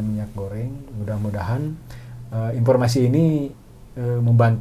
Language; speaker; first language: Indonesian; non-native, local second language; Sundanese